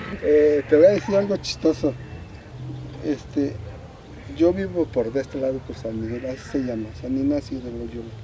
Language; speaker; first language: Spanish; native; Spanish